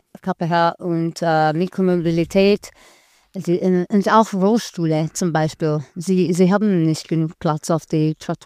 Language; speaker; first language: German; non-native, learner; English